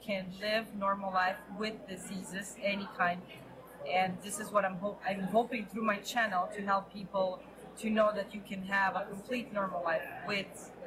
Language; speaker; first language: English; non-native, fluent; Hebrew